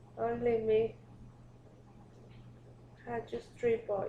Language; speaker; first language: English; non-native, learner; Spanish